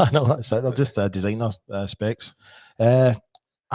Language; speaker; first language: English; native; English